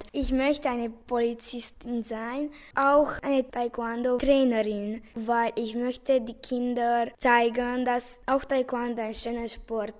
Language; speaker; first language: German; non-native, local second language; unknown